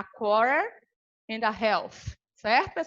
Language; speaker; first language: English; non-native, fluent; Portuguese